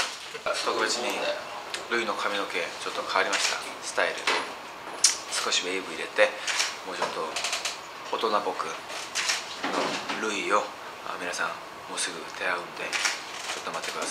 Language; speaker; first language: Japanese; non-native, fluent; Korean